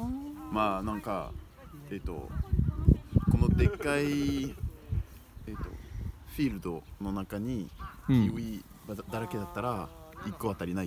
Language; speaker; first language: Japanese; non-native, fluent; French